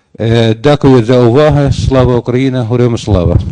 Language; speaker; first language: Ukrainian; non-native, learner; Arabic